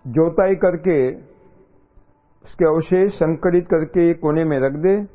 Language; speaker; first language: Hindi; non-native, local second language; Marathi